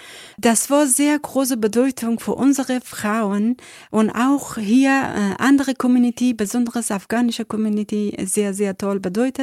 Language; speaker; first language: German; non-native, learner; Persian